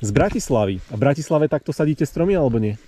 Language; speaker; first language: Slovak; native; Slovak